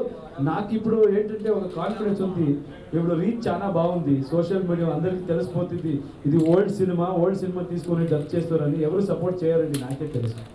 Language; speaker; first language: Telugu; non-native, fluent; Kannada